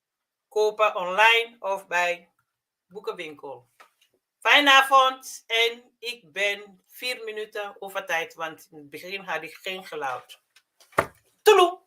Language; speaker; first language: Dutch; non-native, fluent; Mandingo